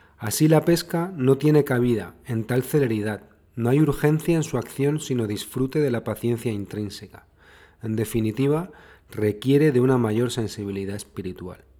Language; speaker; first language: Spanish; native; Spanish